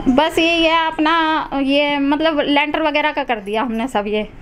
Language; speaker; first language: Hindi; native; Hindi